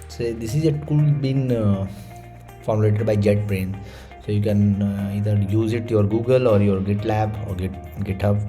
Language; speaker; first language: English; non-native, local second language; Hindi